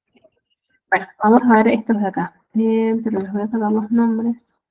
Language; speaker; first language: Spanish; native; Spanish